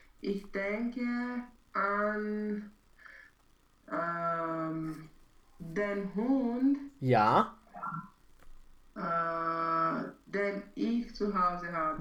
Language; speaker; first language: German; non-native, learner; Romanian